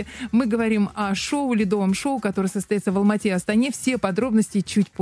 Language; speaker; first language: Russian; native; Russian